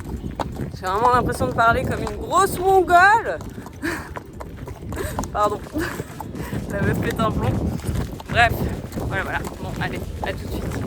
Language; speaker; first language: French; native; French